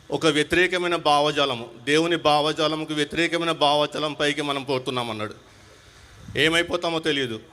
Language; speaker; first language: Telugu; non-native, local second language; Hindi